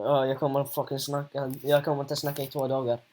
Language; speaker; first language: Swedish; early bilingual, other home language; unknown